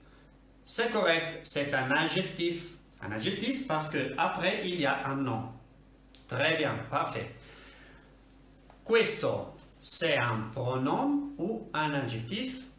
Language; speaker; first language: French; non-native, fluent; Italian